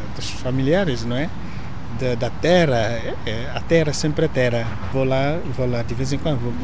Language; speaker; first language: Portuguese; non-native, fluent; Igbo